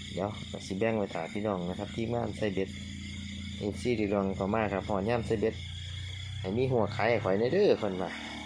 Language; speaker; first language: Thai; native; Thai